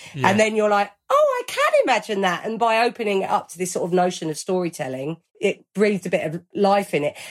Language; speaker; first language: English; native; English